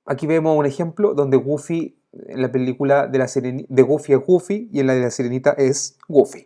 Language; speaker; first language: Spanish; native; Spanish